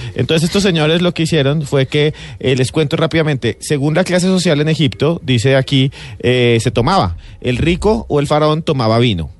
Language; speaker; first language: Spanish; native; Spanish